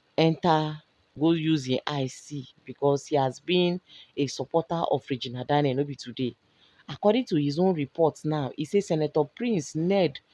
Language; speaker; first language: Nigerian Pidgin; native; Nigerian Pidgin